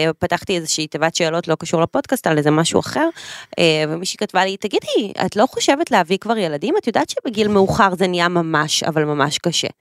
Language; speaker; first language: Hebrew; native; Hebrew